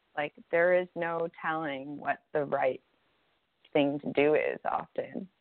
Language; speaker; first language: English; native; English